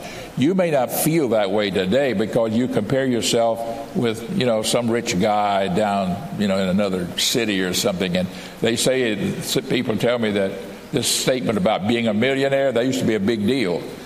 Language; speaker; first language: English; native; English